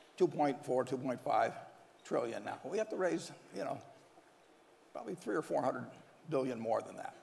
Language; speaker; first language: English; native; English